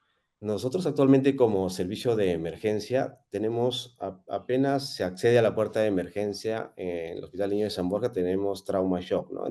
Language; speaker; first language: Spanish; native; Spanish